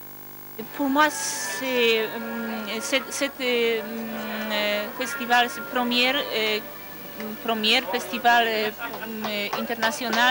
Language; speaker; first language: French; non-native, learner; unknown